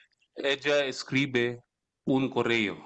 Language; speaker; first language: Spanish; non-native, learner; Filipino